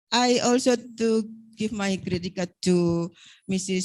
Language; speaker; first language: English; non-native, fluent; Indonesian